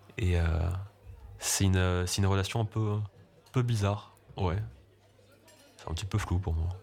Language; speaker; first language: French; native; French